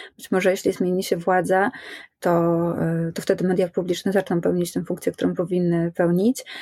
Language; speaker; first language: Polish; native; Polish